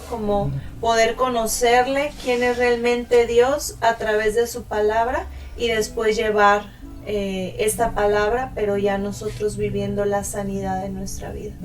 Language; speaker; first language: Spanish; native; Spanish